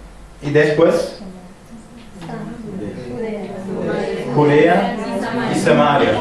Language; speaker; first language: Spanish; non-native, fluent; German